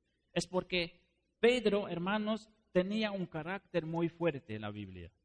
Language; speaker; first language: Spanish; non-native, fluent; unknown